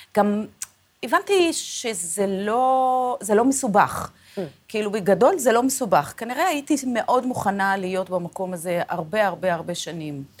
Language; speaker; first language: Hebrew; non-native, local second language; Arabic